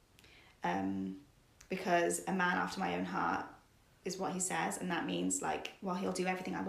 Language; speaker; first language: English; native; English